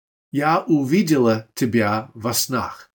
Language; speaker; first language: Russian; non-native, fluent; English